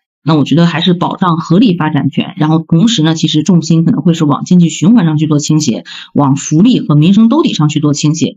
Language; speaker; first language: Chinese; native; Chinese